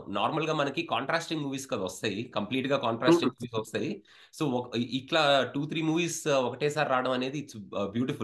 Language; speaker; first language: Telugu; native; Telugu